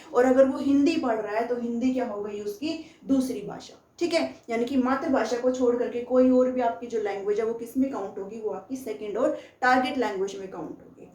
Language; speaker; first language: Hindi; native; Hindi